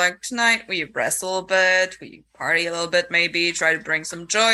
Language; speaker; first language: English; non-native, fluent; French